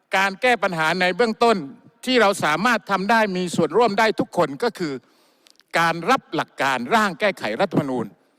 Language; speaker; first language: Thai; non-native, local second language; Malay